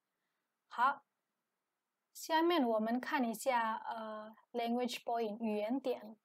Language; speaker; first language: Chinese; non-native, fluent; Indonesian